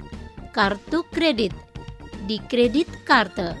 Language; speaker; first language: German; non-native, fluent; Indonesian